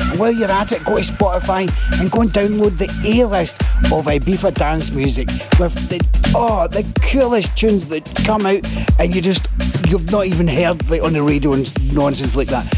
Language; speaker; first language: English; native; English